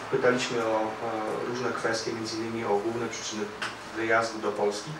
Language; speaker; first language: Polish; native; Polish